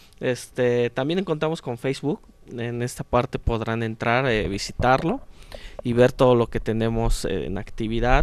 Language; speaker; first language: Spanish; native; Spanish